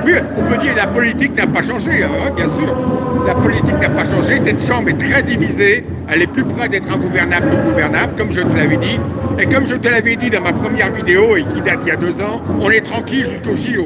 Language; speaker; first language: French; native; French